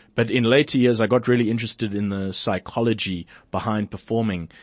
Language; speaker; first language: English; native; English